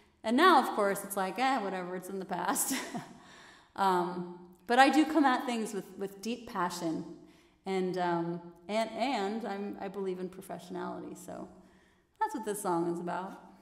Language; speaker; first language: English; native; English